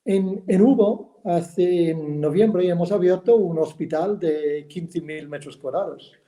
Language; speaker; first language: Spanish; non-native, fluent; English